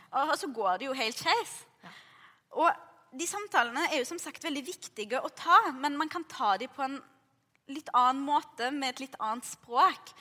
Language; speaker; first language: Norwegian; early bilingual, other home language; Arabic